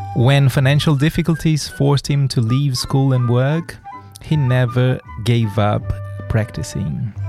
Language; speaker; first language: English; non-native, fluent; Portuguese